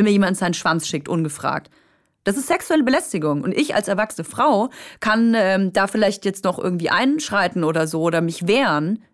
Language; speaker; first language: German; native; German